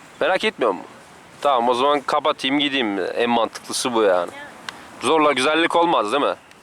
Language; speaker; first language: Turkish; non-native, fluent; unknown